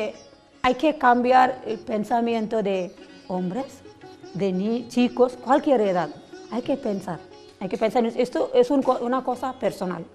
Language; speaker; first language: Spanish; non-native, learner; Telugu